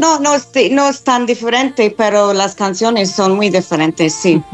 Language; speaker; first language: Spanish; non-native, fluent; English